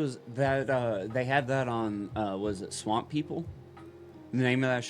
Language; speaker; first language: English; native; English